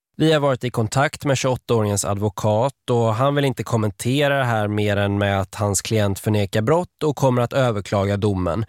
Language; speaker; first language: Swedish; native; Swedish